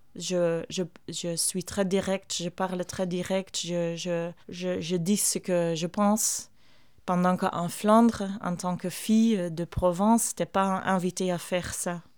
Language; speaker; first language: French; non-native, fluent; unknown